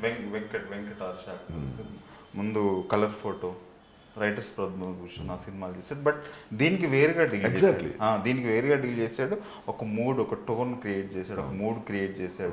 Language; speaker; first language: Telugu; native; Telugu